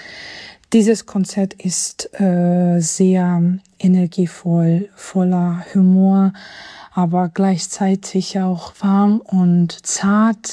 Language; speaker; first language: German; non-native, fluent; Georgian